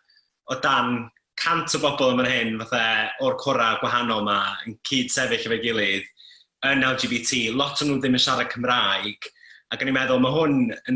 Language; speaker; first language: Welsh; native; Welsh